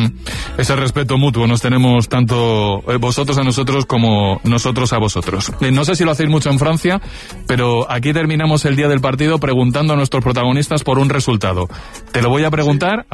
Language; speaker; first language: Spanish; native; Spanish